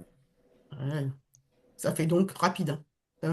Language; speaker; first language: French; native; French